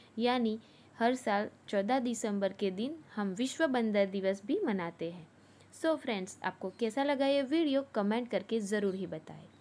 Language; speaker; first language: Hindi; non-native, local second language; Gujarati